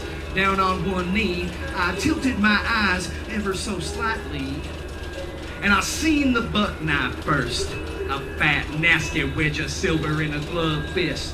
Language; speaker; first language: English; native; English